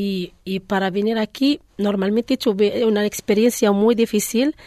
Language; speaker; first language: Spanish; non-native, learner; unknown